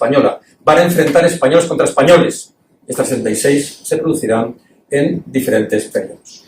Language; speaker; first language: Spanish; native; Spanish